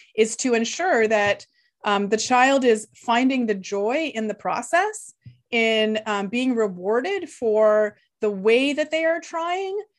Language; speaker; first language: English; non-native, fluent; Lithuanian